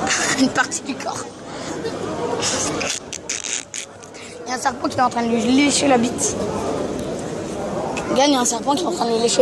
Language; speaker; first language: French; native; French